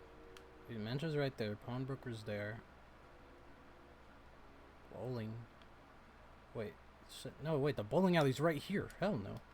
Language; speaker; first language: English; native; English